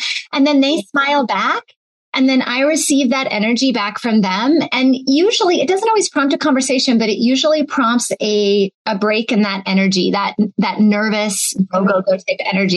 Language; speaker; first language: English; native; English